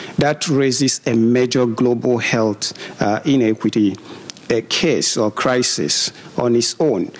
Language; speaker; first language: English; non-native, local second language; Igbo